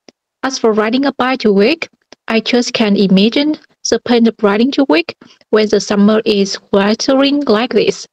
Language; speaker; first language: English; non-native, fluent; Vietnamese